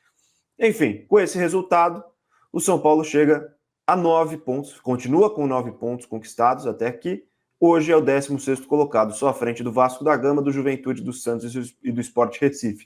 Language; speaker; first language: Portuguese; native; Portuguese